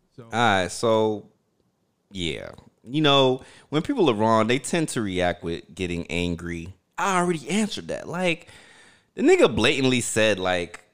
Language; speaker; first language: English; early bilingual, other home language; Haitian Creole